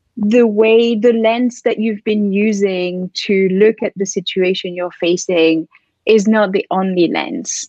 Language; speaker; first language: English; non-native, fluent; French